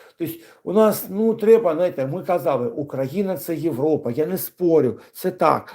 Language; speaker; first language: Ukrainian; non-native, local second language; Russian